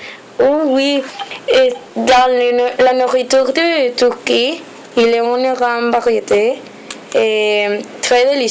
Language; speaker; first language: French; non-native, learner; Spanish